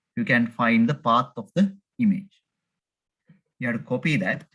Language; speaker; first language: English; non-native, local second language; Sinhala